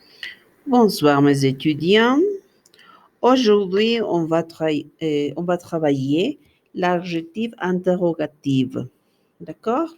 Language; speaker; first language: French; non-native, fluent; Spanish